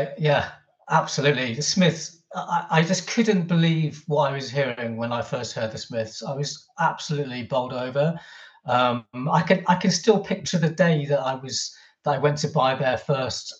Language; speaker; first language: English; native; English